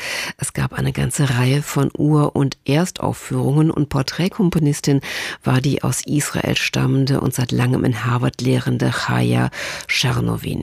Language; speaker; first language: German; native; German